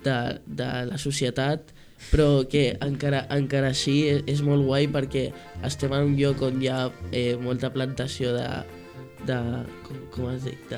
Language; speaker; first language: Catalan; early bilingual, heritage; Catalan